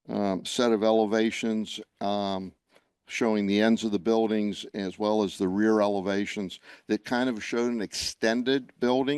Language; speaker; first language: English; native; English